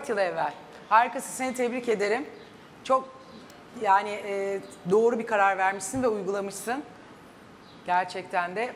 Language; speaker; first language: Turkish; native; Turkish